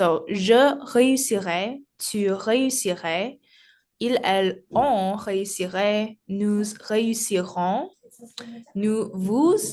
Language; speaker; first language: French; non-native, learner; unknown